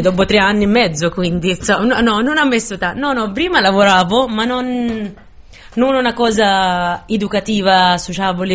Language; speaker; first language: Italian; non-native, fluent; Arabic